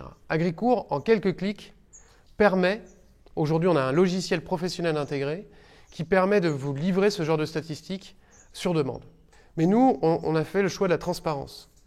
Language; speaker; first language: French; native; French